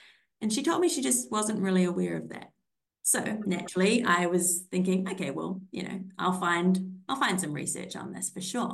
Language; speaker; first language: English; native; English